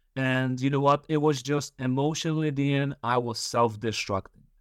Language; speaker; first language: English; early bilingual, other home language; Polish